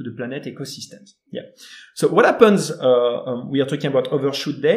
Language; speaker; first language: English; non-native, fluent; French